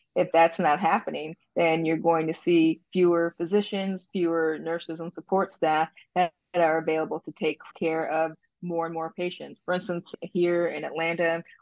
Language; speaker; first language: English; native; English